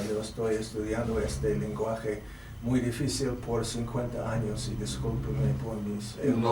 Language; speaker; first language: Spanish; non-native, fluent; English